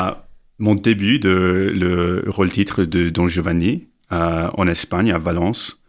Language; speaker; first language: French; non-native, learner; English